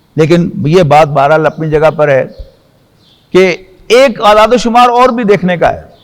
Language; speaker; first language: Urdu; non-native, local second language; Punjabi